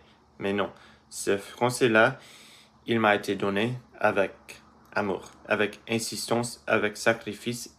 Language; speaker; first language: French; early bilingual, other home language; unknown